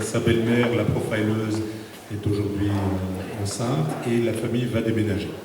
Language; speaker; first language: French; native; French